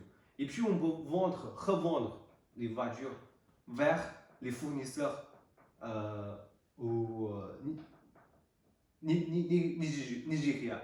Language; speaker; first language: French; non-native, learner; Chinese